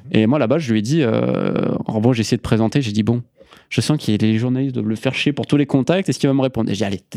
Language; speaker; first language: French; native; French